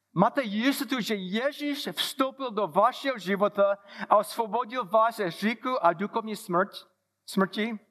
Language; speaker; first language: Czech; non-native, fluent; English